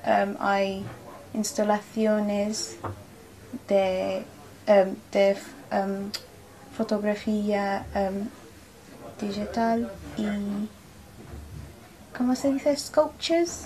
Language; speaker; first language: Spanish; non-native, learner; English